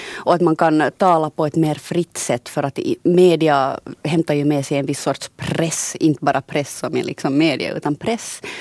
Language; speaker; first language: Swedish; native; Swedish